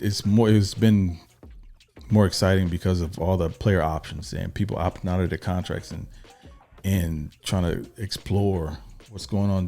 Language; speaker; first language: English; native; English